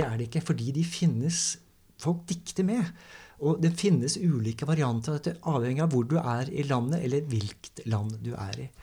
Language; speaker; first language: Norwegian; native; Norwegian